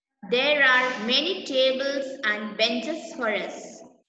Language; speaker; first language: English; non-native, local second language; Malayalam